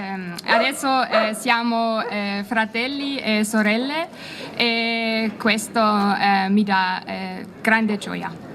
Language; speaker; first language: Italian; non-native, fluent; German